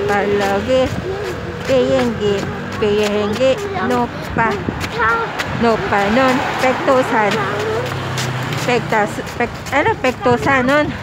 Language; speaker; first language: Korean; non-native, learner; Filipino